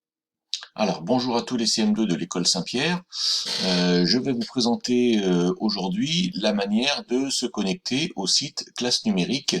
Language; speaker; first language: French; native; French